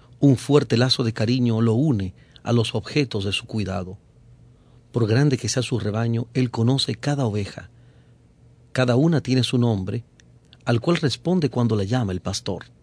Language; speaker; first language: Spanish; native; Spanish